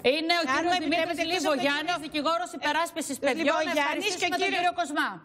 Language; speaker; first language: Greek; native; Greek